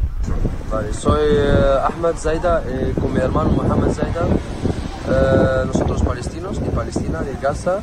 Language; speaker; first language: Spanish; non-native, learner; Arabic